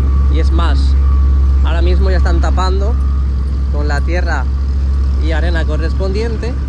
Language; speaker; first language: Spanish; native; Spanish